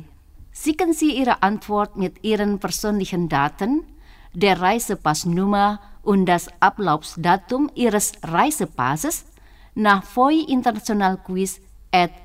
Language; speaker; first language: German; non-native, fluent; Indonesian